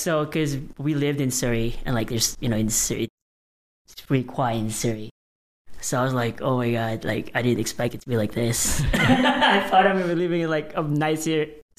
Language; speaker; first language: English; non-native, local second language; Filipino